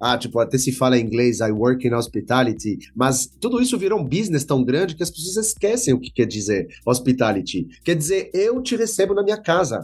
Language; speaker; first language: Portuguese; non-native, fluent; French